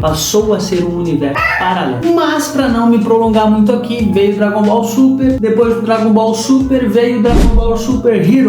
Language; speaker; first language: Portuguese; native; Portuguese